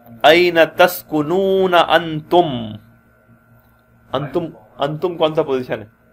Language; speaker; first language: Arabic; non-native, fluent; Urdu